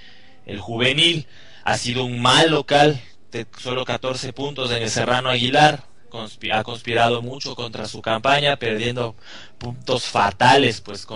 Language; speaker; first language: Spanish; native; Spanish